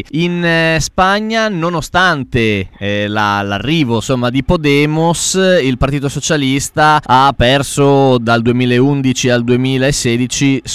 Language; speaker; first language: Italian; native; Italian